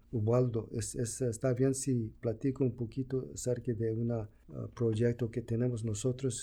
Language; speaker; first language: Spanish; early bilingual, heritage; Spanish